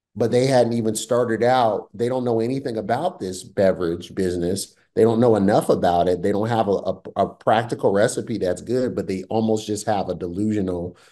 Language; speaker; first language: English; native; English